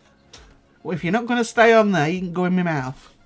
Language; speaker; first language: English; native; English